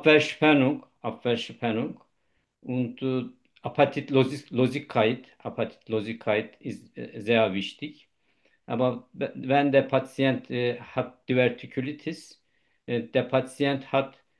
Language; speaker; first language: German; non-native, learner; Turkish